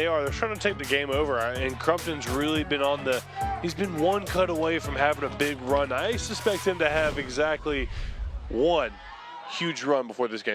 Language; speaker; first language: English; native; English